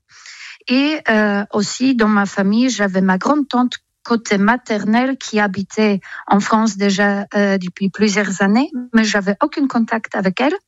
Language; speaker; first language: French; non-native, fluent; Polish